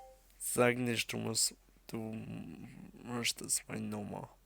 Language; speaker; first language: German; early bilingual, other home language; Arabic